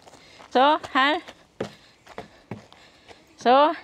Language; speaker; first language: Swedish; non-native, learner; Filipino